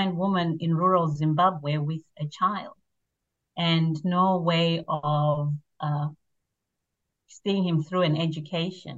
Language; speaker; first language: English; non-native, local second language; Shona